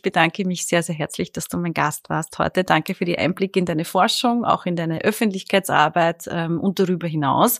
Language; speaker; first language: German; native; German